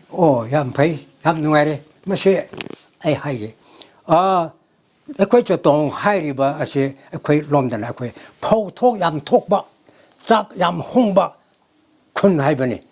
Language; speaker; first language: Manipuri; non-native, local second language; Tangkhul Naga (India)